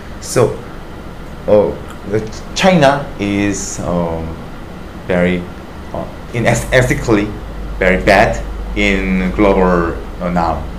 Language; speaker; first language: English; non-native, learner; Korean